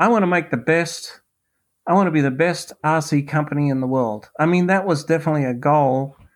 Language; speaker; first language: English; native; English